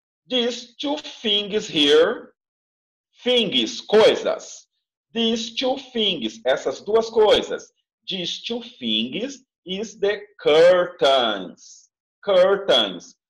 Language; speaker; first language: English; non-native, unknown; Portuguese